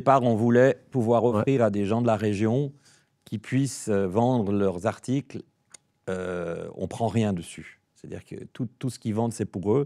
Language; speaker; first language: French; native; French